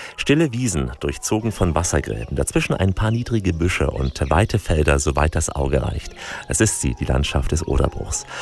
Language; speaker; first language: German; native; German